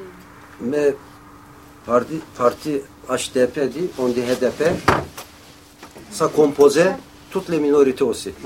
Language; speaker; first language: French; non-native, learner; Kurdish